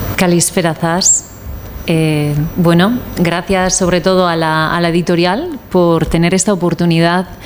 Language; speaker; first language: Spanish; native; Spanish